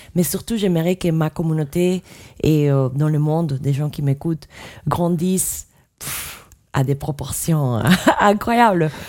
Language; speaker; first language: French; non-native, fluent; Spanish